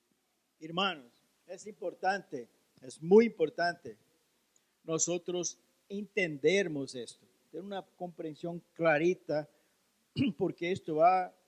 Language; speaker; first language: Spanish; non-native, learner; Portuguese